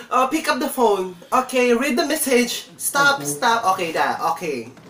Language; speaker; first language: English; non-native, local second language; Filipino